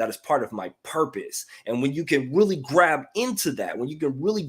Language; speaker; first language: English; native; English